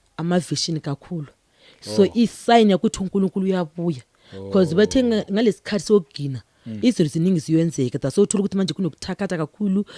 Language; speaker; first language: Zulu; non-native, local second language; Venda